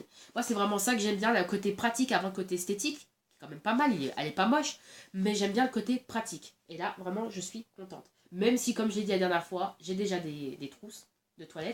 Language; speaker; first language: French; native; French